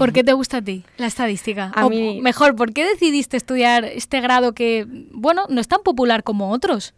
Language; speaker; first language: Spanish; native; Spanish